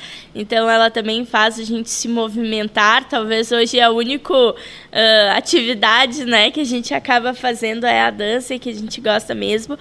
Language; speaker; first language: Portuguese; native; Portuguese